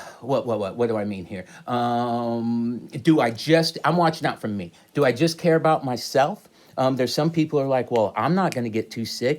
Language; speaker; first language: English; native; English